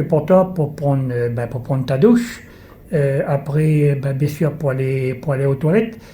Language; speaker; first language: French; native; French